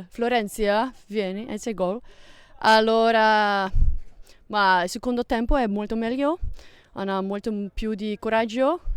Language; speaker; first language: Italian; non-native, learner; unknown